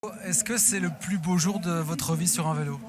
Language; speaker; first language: French; native; French